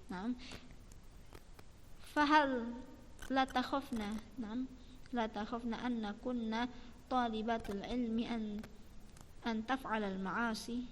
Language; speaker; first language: Arabic; non-native, fluent; Indonesian